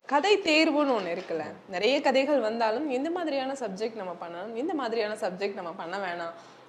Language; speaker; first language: Tamil; native; Tamil